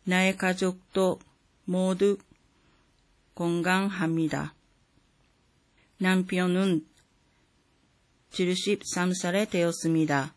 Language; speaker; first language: Korean; non-native, fluent; Japanese